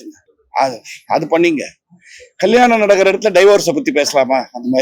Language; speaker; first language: Tamil; native; Tamil